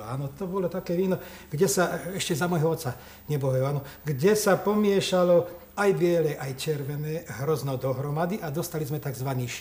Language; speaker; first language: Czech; non-native, local second language; Slovak